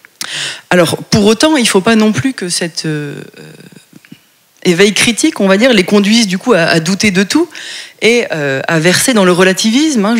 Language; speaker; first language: French; native; French